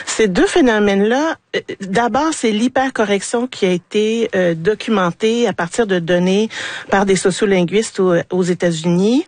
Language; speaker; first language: French; native; French